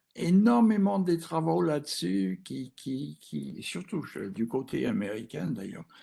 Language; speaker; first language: French; non-native, fluent; English